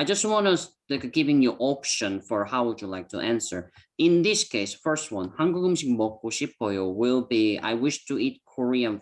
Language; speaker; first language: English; non-native, fluent; Korean